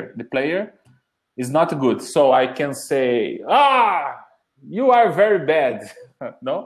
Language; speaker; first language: English; non-native, learner; Portuguese